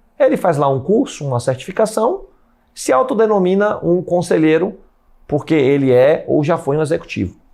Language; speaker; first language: Portuguese; native; Portuguese